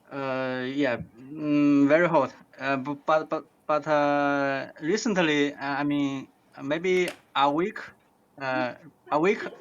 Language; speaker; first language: English; non-native, learner; Chinese